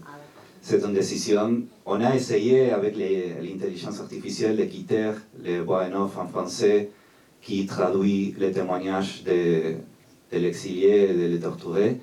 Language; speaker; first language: French; non-native, fluent; Spanish